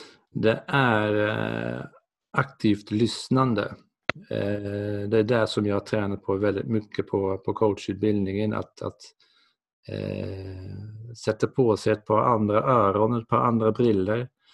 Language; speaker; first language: Swedish; non-native, fluent; Dutch